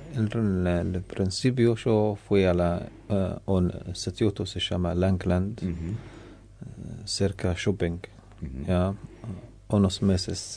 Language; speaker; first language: Spanish; non-native, learner; Arabic